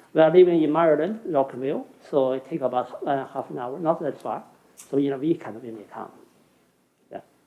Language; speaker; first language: English; non-native, fluent; Chinese